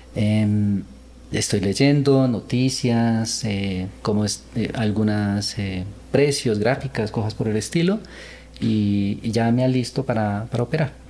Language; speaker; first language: Spanish; early bilingual, other home language; Korean